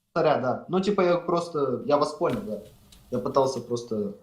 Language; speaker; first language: Russian; native; Russian